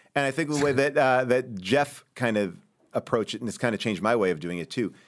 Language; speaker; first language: English; native; English